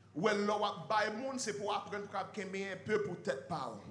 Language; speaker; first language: French; non-native, learner; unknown